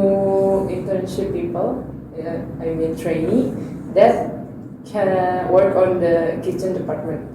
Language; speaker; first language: English; non-native, learner; Indonesian